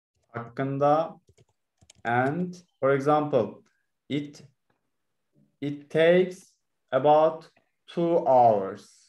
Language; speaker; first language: English; non-native, learner; Turkish